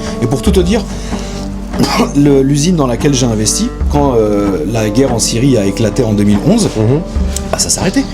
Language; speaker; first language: French; native; French